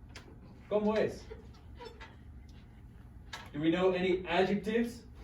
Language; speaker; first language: Spanish; non-native, fluent; English